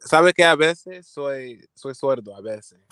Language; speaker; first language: Spanish; non-native, learner; English